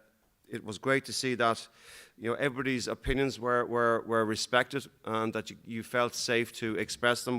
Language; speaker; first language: English; native; English